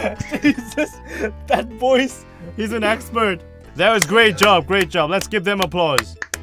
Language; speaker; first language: English; non-native, fluent; Korean